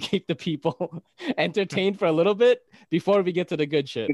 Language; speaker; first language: English; early bilingual, other home language; Bikol